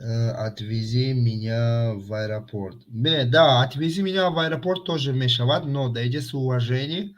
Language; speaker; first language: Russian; non-native, fluent; Tajik